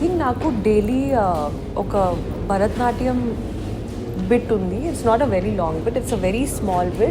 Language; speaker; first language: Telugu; non-native, learner; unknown